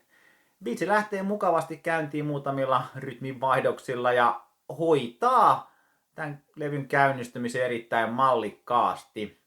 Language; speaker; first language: Finnish; native; Finnish